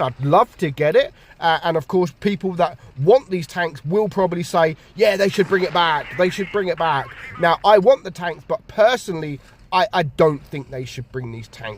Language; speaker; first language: English; native; English